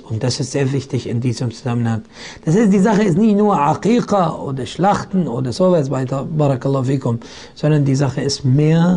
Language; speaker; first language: German; non-native, fluent; Arabic